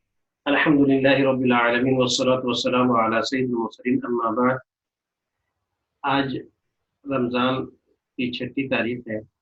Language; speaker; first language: Urdu; native; Urdu